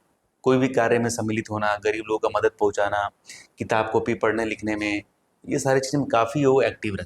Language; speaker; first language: Hindi; native; Hindi